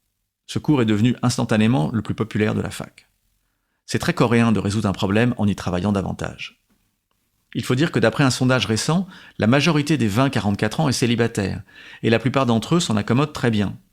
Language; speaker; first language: French; native; French